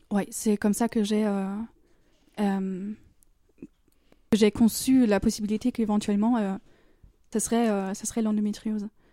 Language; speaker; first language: French; non-native, fluent; German